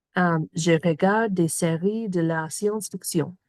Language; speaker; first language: French; non-native, learner; English